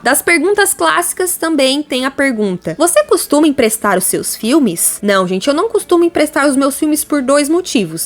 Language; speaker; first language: Portuguese; native; Portuguese